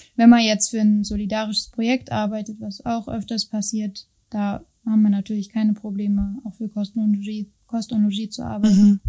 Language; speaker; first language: German; native; German